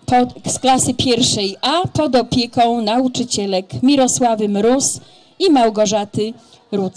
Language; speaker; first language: Polish; native; Polish